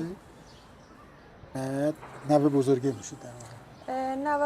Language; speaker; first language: Persian; native; Persian